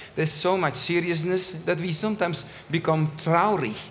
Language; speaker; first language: English; non-native, fluent; Dutch